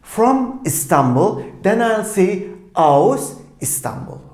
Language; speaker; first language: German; non-native, fluent; Turkish